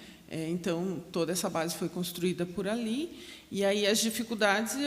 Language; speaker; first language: Portuguese; native; Portuguese